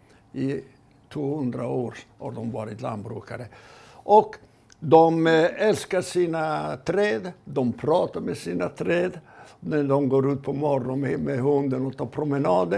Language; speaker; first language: Swedish; non-native, fluent; Italian